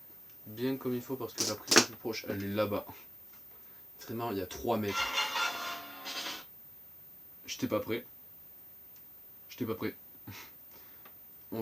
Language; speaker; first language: French; native; French